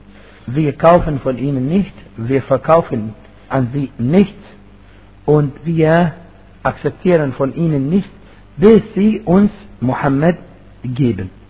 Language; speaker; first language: German; non-native, fluent; Arabic